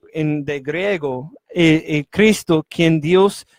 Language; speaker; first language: Spanish; non-native, fluent; English